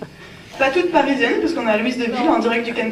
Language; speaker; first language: French; native; French